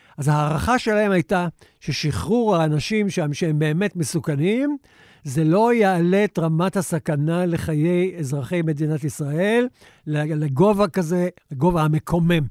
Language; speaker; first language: Hebrew; native; Hebrew